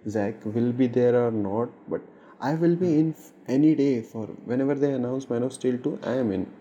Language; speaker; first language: English; non-native, local second language; Hindi